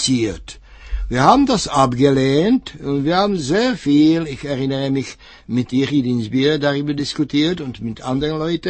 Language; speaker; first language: German; non-native, fluent; Czech